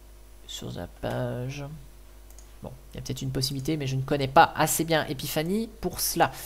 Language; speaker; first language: French; native; French